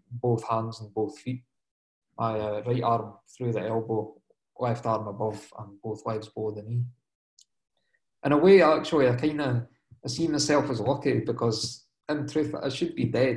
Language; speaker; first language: English; native; English